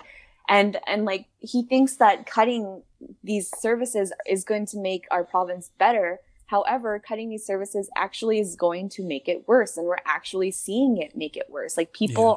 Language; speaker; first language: English; native; English